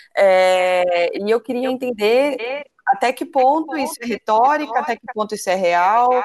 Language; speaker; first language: Portuguese; native; Portuguese